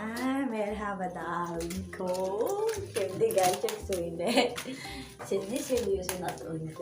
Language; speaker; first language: Turkish; non-native, learner; Filipino